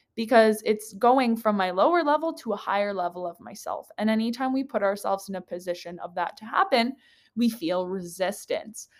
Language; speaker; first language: English; native; English